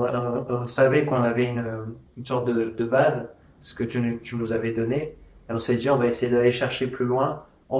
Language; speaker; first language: French; native; French